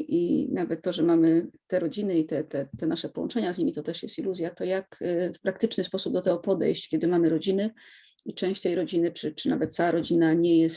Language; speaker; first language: Polish; native; Polish